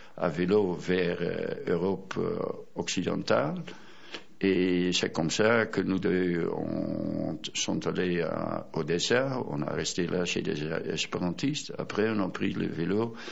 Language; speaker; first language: French; non-native, fluent; Dutch